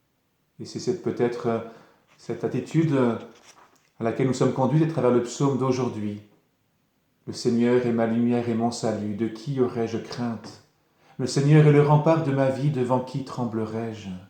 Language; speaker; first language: French; native; French